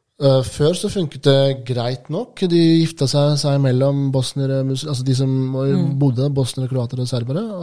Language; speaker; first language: Norwegian; early bilingual, other home language; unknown